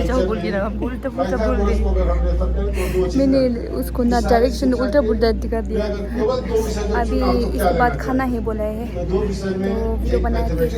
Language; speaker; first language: Hindi; non-native, learner; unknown